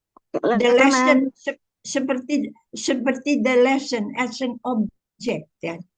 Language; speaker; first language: English; non-native, fluent; Indonesian